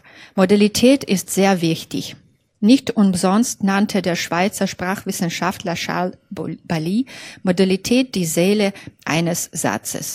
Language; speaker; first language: German; non-native, fluent; Belarusian